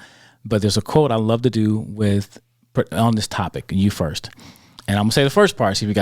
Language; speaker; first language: English; native; English